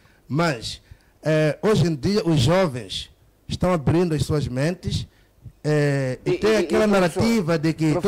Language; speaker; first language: Portuguese; native; Portuguese